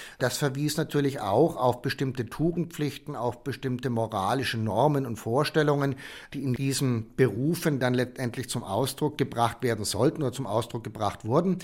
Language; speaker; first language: German; native; German